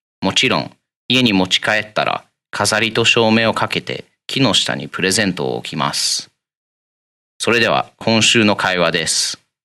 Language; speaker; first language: Japanese; non-native, fluent; English